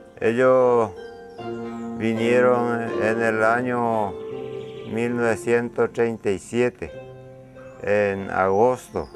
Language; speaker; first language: Spanish; early bilingual, other home language; Japanese